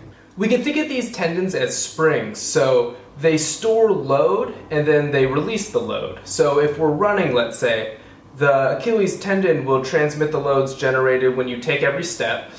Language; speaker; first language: English; native; English